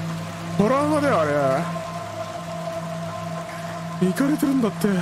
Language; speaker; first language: Japanese; native; Japanese